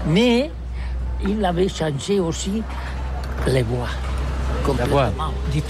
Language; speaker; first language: French; non-native, learner; Catalan